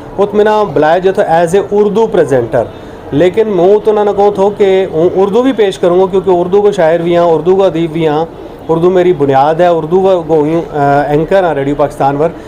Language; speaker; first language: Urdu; non-native, local second language; Gujari